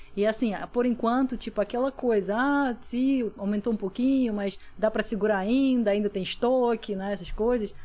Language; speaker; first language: Portuguese; non-native, fluent; Russian